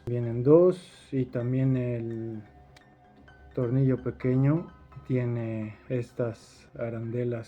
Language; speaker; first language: Spanish; native; Spanish